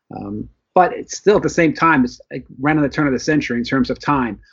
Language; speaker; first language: English; native; English